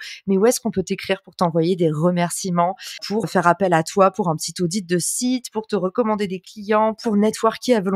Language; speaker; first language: French; native; French